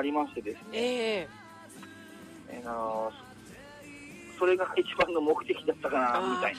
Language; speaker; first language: Japanese; native; Japanese